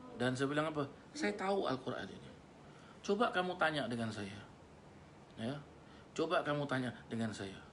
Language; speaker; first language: Malay; native; Malay